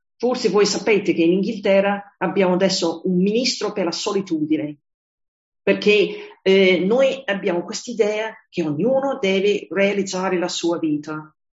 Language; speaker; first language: Italian; non-native, fluent; English